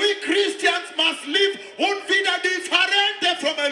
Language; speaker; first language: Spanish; non-native, learner; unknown